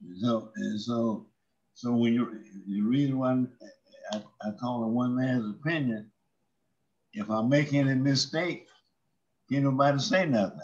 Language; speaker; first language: English; native; English